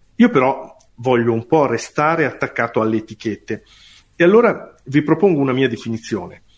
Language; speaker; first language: Italian; native; Italian